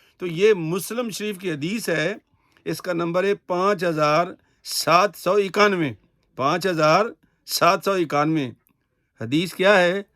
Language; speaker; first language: Urdu; non-native, local second language; Punjabi